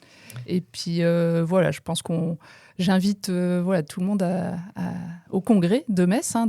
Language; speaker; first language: French; native; French